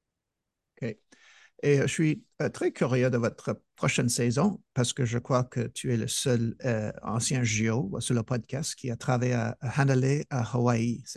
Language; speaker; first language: French; non-native, fluent; English